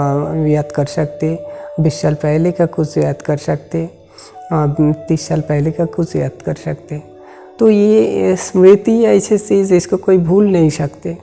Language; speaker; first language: Hindi; non-native, local second language; Bangla